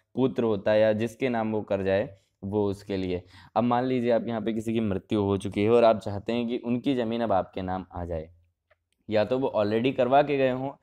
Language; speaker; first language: Hindi; native; Hindi